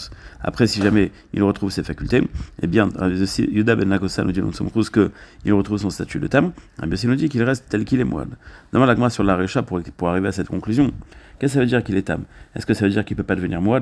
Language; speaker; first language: French; native; French